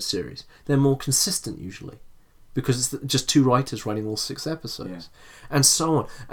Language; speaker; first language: English; native; English